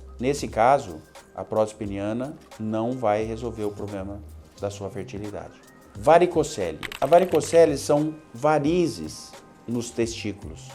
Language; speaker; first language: Portuguese; native; Portuguese